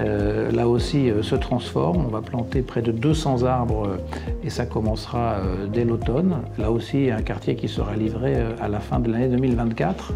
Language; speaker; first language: French; native; French